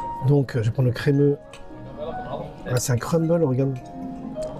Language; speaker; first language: French; native; French